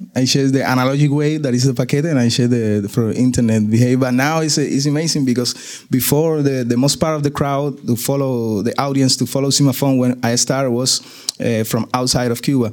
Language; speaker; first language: English; non-native, learner; Spanish